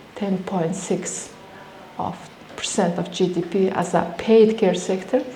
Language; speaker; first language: English; non-native, fluent; Mongolian